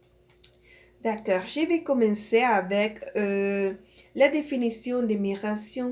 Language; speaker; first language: French; non-native, learner; Spanish